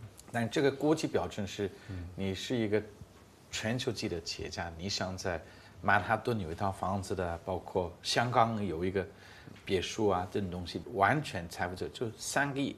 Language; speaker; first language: Chinese; non-native, fluent; English